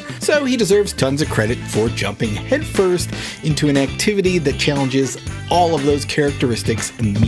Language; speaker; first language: English; native; English